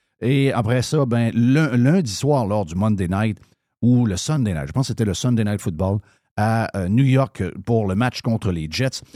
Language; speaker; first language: French; native; French